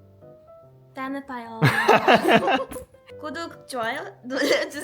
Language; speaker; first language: Korean; non-native, fluent; Russian